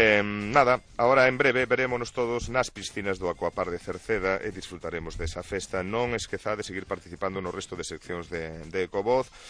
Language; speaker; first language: Galician; native; Galician